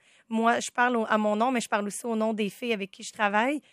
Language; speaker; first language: French; native; French